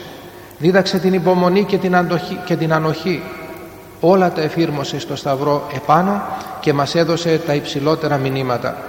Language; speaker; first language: Greek; native; Greek